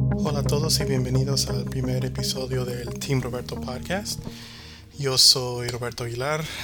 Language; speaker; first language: Spanish; early bilingual, heritage; Spanish